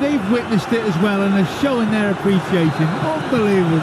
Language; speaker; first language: English; native; English